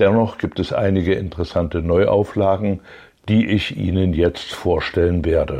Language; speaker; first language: German; native; German